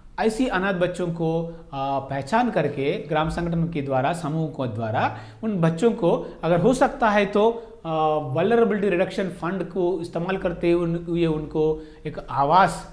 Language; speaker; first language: Hindi; non-native, local second language; Telugu